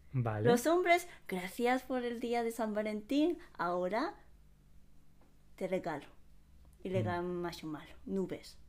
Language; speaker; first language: Spanish; non-native, fluent; Japanese